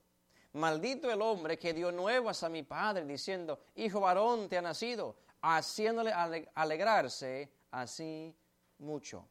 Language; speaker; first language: Spanish; native; Spanish